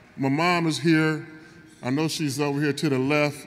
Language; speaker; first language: English; native; English